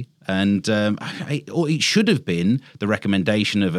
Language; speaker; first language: English; native; English